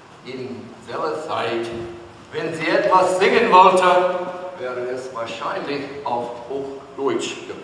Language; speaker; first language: German; early bilingual, heritage; English